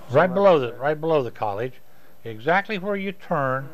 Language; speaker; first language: English; native; English